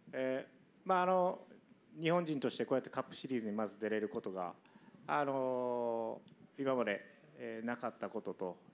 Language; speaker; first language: Japanese; native; Japanese